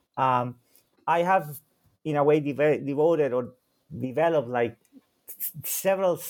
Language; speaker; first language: English; non-native, fluent; Spanish